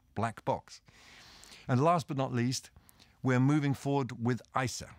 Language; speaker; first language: English; native; English